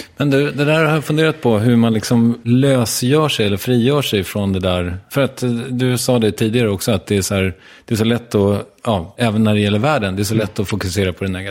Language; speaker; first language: Swedish; native; Swedish